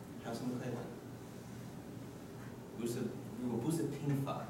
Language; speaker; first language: Chinese; non-native, learner; English